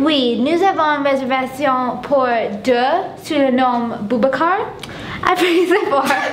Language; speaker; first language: French; non-native, learner; English